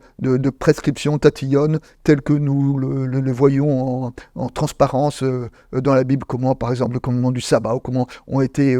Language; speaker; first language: French; native; French